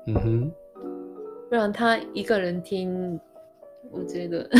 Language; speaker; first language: Chinese; non-native, learner; Japanese